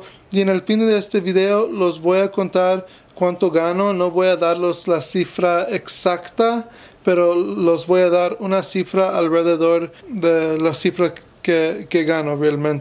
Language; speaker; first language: Spanish; non-native, fluent; English